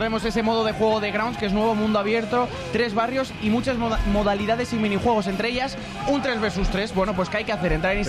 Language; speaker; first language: Spanish; native; Spanish